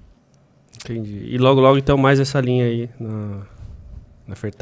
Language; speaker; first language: Portuguese; native; Portuguese